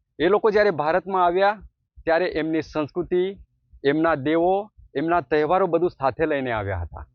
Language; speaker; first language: Gujarati; non-native, local second language; Bhili